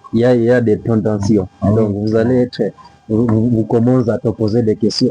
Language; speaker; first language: French; non-native, learner; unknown